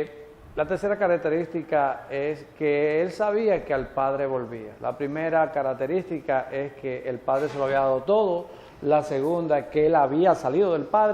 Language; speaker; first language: Spanish; native; Spanish